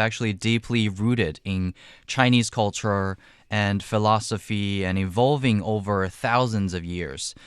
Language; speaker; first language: English; non-native, fluent; Chinese